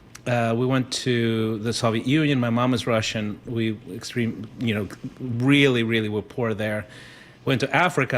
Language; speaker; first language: English; non-native, fluent; Spanish